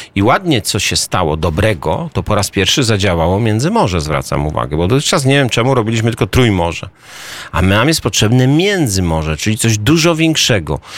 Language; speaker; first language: Polish; native; Polish